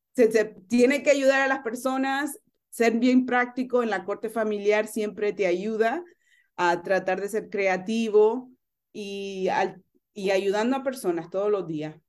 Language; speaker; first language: Spanish; early bilingual, heritage; Spanish